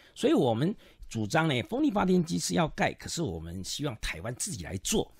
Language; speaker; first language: Chinese; native; Chinese